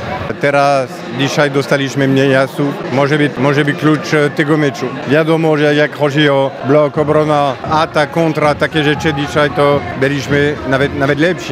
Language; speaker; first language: Polish; non-native, fluent; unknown